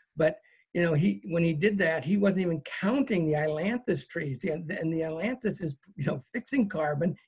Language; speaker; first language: English; native; English